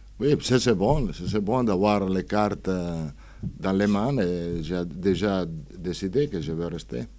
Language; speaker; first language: French; non-native, fluent; Italian